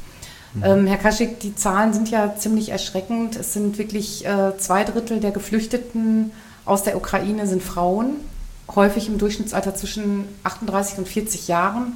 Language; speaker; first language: German; native; German